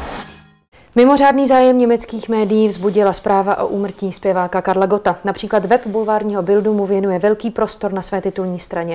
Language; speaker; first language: Czech; native; Czech